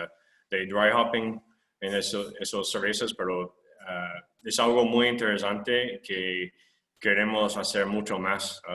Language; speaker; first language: Spanish; non-native, fluent; English